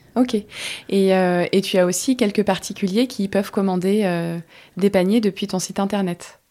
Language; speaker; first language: French; native; French